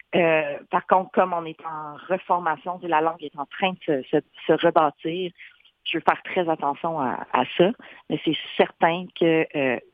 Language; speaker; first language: French; native; French